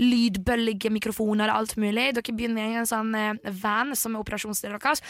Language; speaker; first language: Norwegian; early bilingual, other home language; Polish